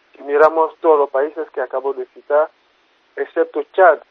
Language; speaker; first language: Spanish; non-native, fluent; French